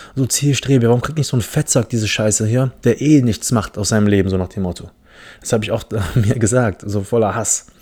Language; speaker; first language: German; early bilingual, other home language; English